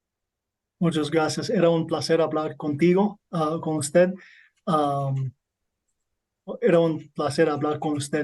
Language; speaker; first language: Spanish; non-native, learner; English